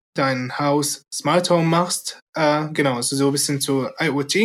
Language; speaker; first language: German; early bilingual, other home language; Arabic